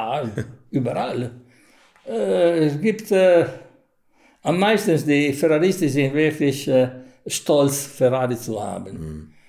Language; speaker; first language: German; non-native, fluent; Italian